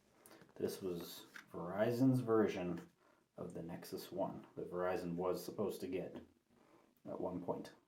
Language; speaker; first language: English; native; English